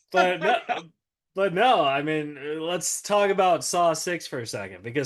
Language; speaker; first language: English; native; English